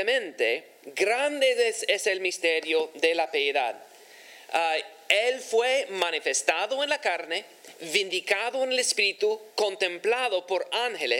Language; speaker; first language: Spanish; non-native, fluent; English